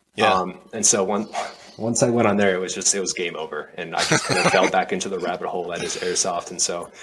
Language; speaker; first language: English; native; English